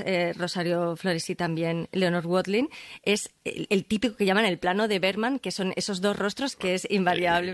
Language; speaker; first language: Spanish; native; Spanish